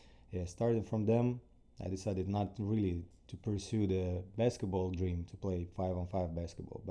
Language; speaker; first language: English; non-native, fluent; Ukrainian